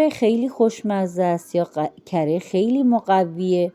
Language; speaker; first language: Persian; non-native, fluent; Urdu